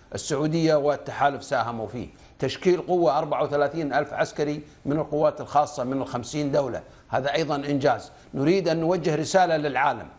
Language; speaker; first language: Arabic; native; Arabic